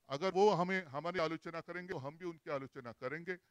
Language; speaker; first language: Hindi; non-native, local second language; Marathi